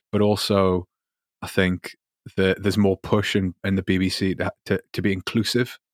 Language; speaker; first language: English; native; English